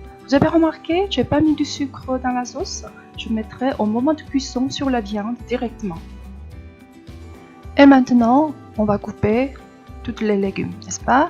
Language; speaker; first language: French; non-native, fluent; Korean